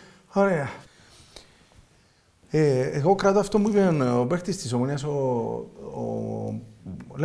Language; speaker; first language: Greek; native; Greek